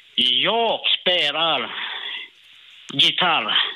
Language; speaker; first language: Swedish; non-native, learner; Burmese